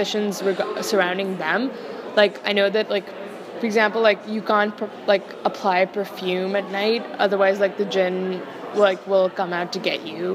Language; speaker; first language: English; non-native, local second language; Punjabi